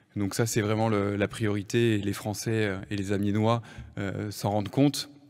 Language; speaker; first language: French; native; French